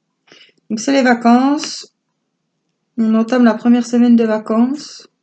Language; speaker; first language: French; native; French